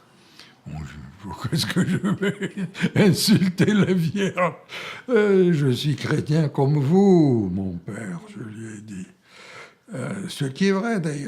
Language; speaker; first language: French; non-native, fluent; Bulgarian